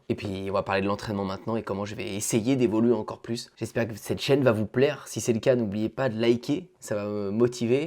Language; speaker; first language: French; native; French